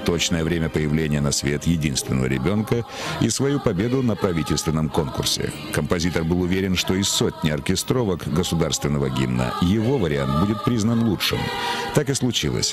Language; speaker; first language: Russian; native; Russian